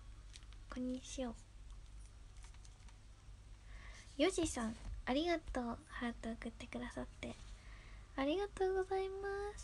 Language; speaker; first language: Japanese; native; Japanese